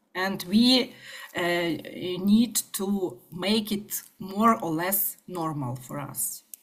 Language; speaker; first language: English; non-native, fluent; Ukrainian